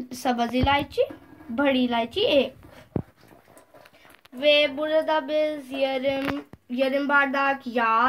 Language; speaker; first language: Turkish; non-native, learner; Urdu